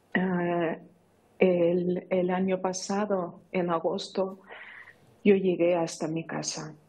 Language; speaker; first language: Spanish; non-native, fluent; Ukrainian